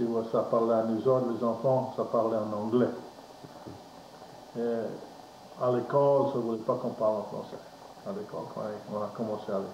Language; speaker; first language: French; native; French